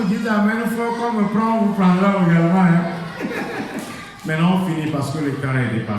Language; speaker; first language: French; non-native, local second language; Ewe